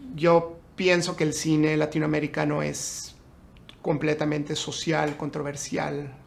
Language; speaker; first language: Spanish; native; Spanish